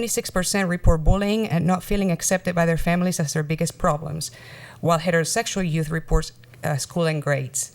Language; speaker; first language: English; non-native, fluent; Spanish